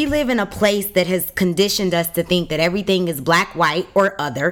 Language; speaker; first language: English; native; English